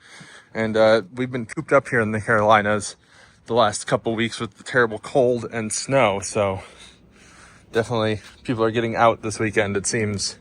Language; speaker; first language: English; native; English